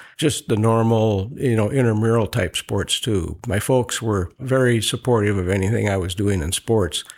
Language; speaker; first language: English; native; English